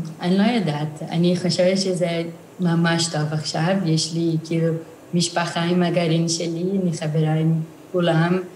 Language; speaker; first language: Hebrew; non-native, learner; Portuguese